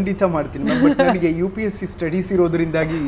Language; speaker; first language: Kannada; native; Kannada